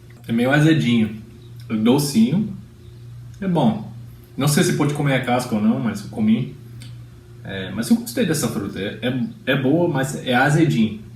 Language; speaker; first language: Portuguese; non-native, fluent; English